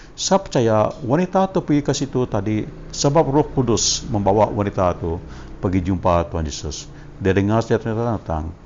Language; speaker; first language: Malay; non-native, local second language; Iban